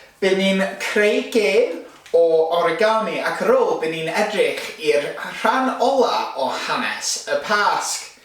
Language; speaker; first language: Welsh; non-native, local second language; English